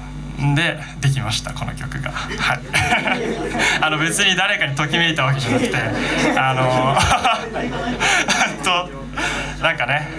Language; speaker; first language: Japanese; native; Japanese